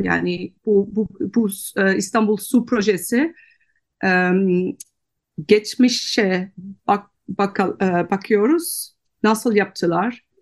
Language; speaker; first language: Turkish; non-native, fluent; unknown